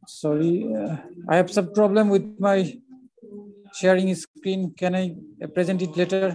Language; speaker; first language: English; non-native, local second language; Bangla